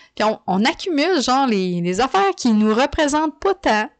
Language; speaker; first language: French; native; French